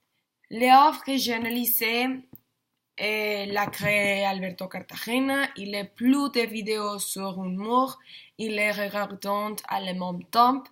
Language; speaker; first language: French; non-native, learner; Spanish